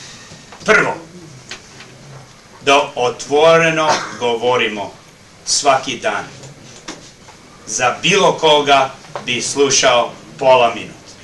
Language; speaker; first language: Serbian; early bilingual, heritage; Serbian